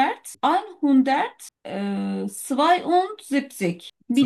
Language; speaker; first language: German; non-native, learner; Turkish